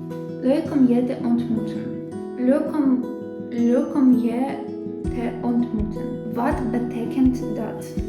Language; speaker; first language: Dutch; non-native, learner; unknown